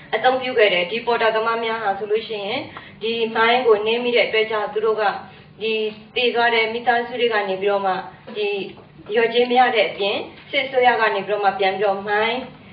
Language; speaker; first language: Burmese; non-native, local second language; S'gaw Karen